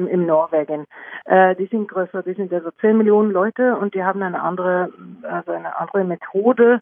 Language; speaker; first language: German; non-native, fluent; Norwegian